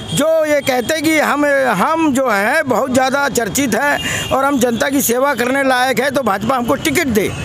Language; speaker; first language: Hindi; native; Hindi